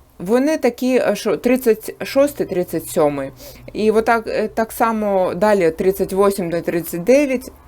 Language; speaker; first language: Ukrainian; non-native, local second language; Russian